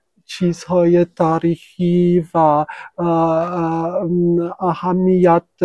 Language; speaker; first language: Persian; non-native, fluent; French